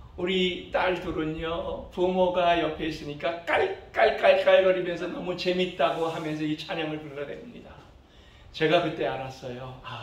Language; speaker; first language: Korean; early bilingual, other home language; English